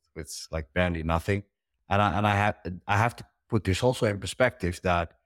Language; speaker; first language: English; early bilingual, heritage; Dutch